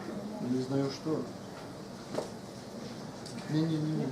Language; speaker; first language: Russian; non-native, learner; Polish